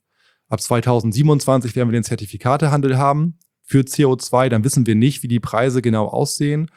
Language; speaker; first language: German; native; German